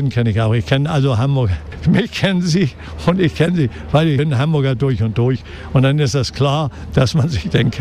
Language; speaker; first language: German; native; German